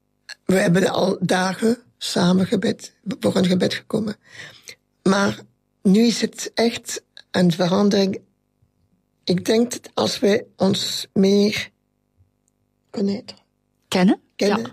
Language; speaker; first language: Dutch; non-native, local second language; French